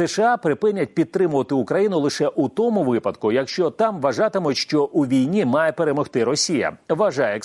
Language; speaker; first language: Ukrainian; native; Ukrainian